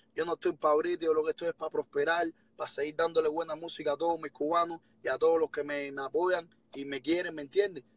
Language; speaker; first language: Spanish; native; Spanish